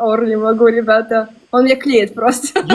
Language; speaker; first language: Russian; native; Russian